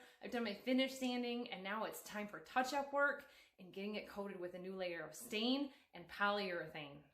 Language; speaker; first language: English; native; English